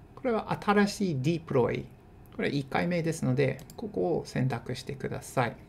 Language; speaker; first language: Japanese; non-native, fluent; English